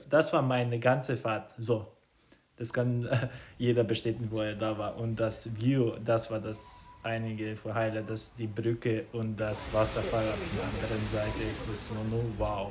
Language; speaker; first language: German; non-native, fluent; Croatian